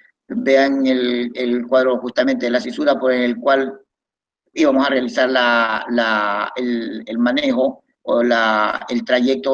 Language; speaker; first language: Spanish; native; Spanish